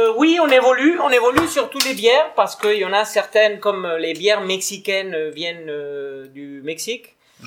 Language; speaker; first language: French; non-native, fluent; Spanish